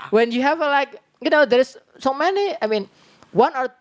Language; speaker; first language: English; non-native, learner; Indonesian